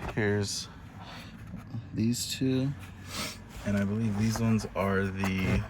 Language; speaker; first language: English; native; English